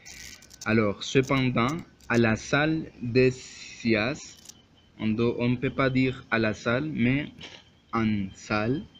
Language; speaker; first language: French; non-native, learner; Spanish